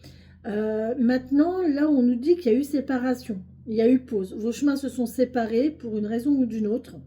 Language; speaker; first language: French; native; French